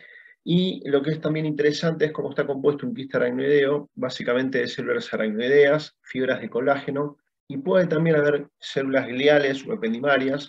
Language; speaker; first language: Spanish; native; Spanish